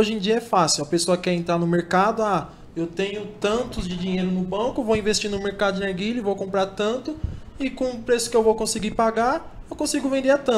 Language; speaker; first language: Portuguese; native; Portuguese